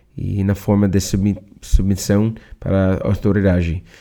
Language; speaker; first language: Portuguese; non-native, learner; English